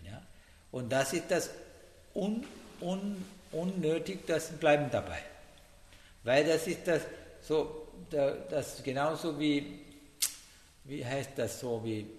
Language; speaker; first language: German; non-native, learner; Sinhala